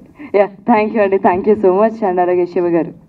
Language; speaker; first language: Telugu; native; Telugu